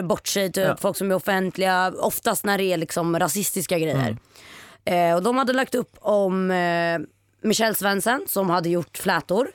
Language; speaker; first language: Swedish; native; Swedish